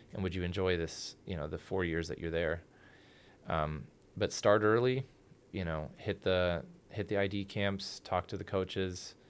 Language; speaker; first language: English; early bilingual, other home language; Spanish